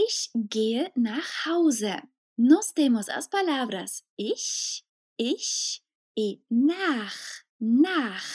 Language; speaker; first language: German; non-native, fluent; Portuguese